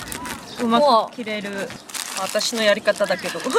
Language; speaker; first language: Japanese; non-native, fluent; Korean